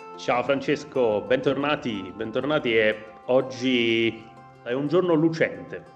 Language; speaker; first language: Italian; native; Italian